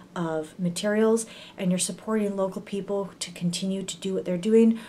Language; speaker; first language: English; native; English